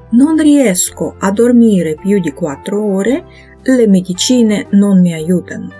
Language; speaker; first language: Italian; non-native, fluent; Ukrainian